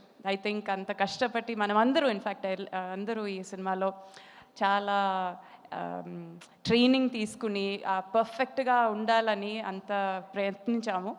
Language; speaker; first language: Telugu; non-native, fluent; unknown